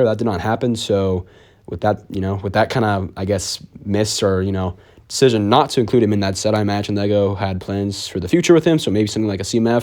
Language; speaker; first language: English; native; English